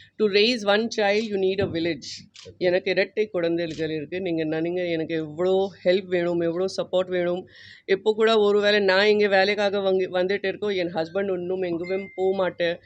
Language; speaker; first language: Tamil; non-native, learner; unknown